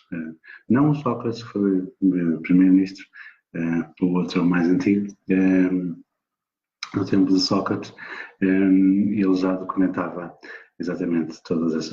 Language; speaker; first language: Portuguese; native; Portuguese